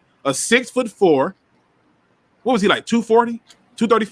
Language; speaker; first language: English; native; English